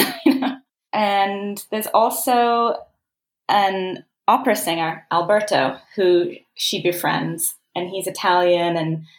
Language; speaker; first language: English; native; English